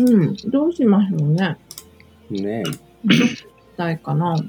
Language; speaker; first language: Japanese; native; Japanese